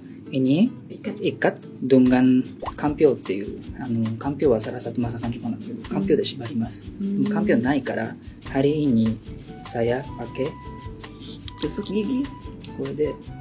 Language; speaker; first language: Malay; non-native, learner; Japanese